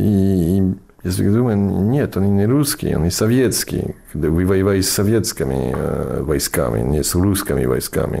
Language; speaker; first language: Russian; non-native, fluent; English